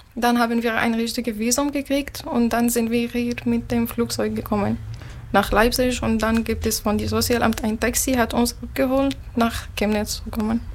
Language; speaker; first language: German; non-native, learner; Arabic